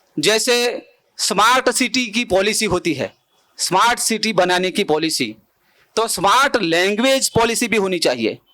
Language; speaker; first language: Hindi; non-native, local second language; Bhili